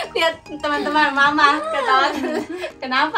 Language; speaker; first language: Chinese; non-native, learner; Indonesian